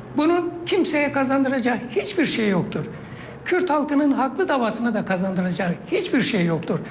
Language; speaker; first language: Turkish; non-native, local second language; Kurdish